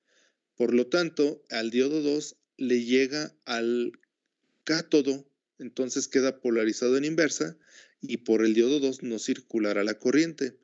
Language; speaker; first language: Spanish; native; Spanish